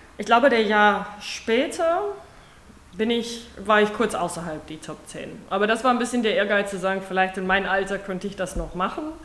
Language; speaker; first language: German; non-native, fluent; Afrikaans